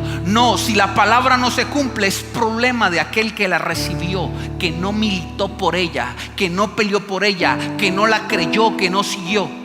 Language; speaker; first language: Spanish; native; Spanish